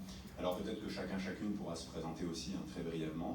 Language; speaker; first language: French; native; French